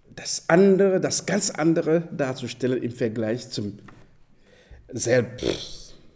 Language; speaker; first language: German; non-native, fluent; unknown